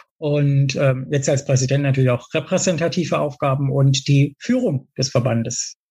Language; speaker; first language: German; native; German